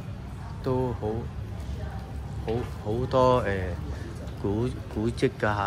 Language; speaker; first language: Chinese; early bilingual, heritage; Cantonese